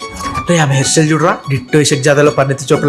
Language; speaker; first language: Telugu; native; Telugu